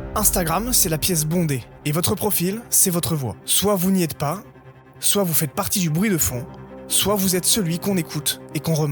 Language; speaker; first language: French; native; French